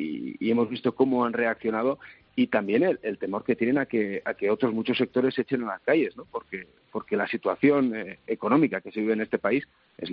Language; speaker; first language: Spanish; native; Spanish